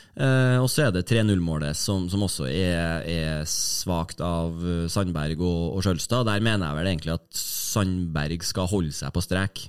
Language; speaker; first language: Norwegian; native; Norwegian